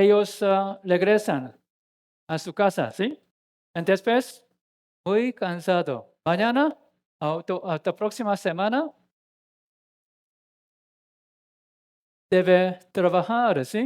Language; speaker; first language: Spanish; non-native, learner; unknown